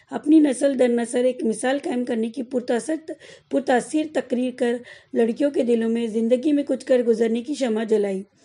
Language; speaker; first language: Urdu; native; Urdu